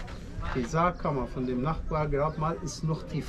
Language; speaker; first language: German; non-native, fluent; Arabic